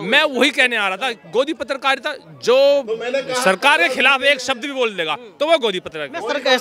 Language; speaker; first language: Hindi; native; Hindi